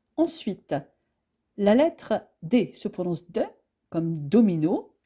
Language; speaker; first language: French; native; French